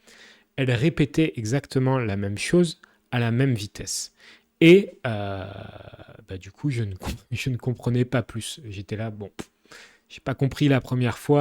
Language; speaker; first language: French; native; French